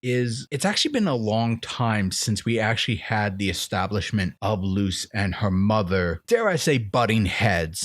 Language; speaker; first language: English; native; English